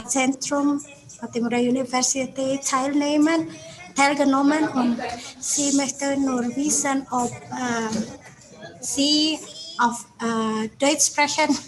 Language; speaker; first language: German; non-native, learner; Indonesian